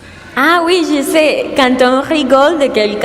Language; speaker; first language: French; non-native, learner; Spanish